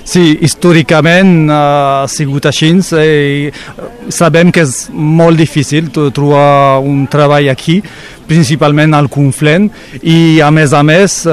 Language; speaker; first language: Catalan; non-native, local second language; French